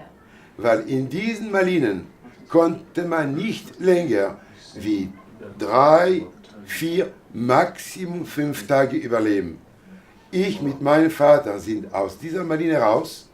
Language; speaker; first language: German; non-native, fluent; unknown